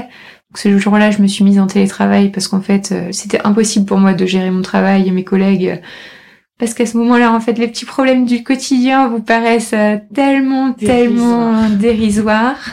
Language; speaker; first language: French; native; French